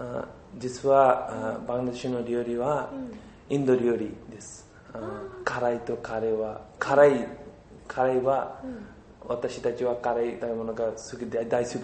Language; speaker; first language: Japanese; non-native, learner; Bangla